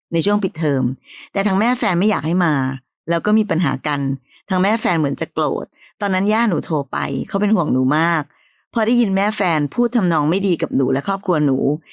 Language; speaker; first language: Thai; native; Thai